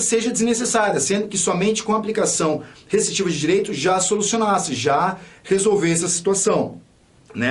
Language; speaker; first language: Portuguese; native; Portuguese